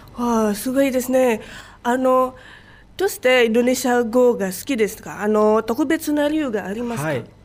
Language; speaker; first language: Japanese; non-native, fluent; Indonesian